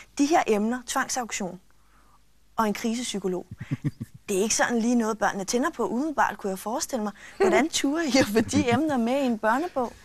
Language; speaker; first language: Danish; native; Danish